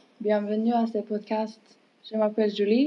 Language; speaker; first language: French; non-native, learner; English